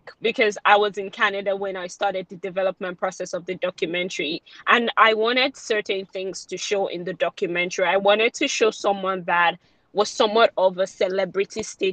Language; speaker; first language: English; non-native, local second language; Yoruba